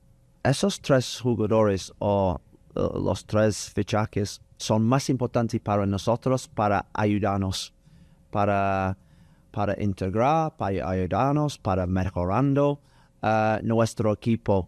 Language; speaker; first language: Spanish; non-native, learner; English